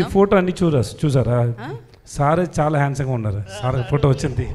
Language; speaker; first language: Telugu; non-native, learner; Tamil